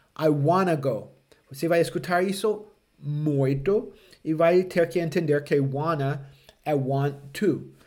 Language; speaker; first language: Portuguese; non-native, fluent; English